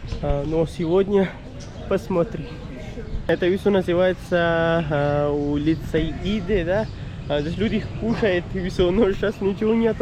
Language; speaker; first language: Russian; non-native, learner; Pashto